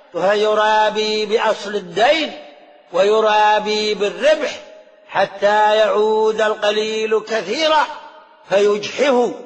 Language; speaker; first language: Arabic; native; Arabic